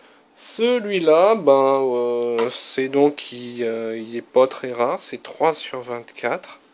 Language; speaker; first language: French; native; French